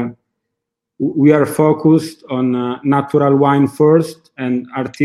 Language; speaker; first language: English; non-native, learner; Italian